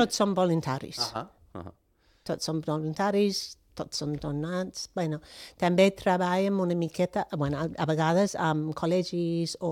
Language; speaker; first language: Catalan; non-native, fluent; English